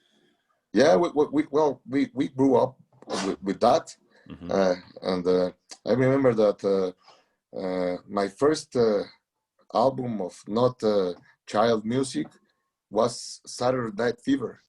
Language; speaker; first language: English; non-native, learner; Spanish